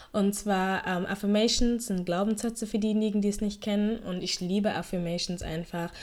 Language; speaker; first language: German; native; German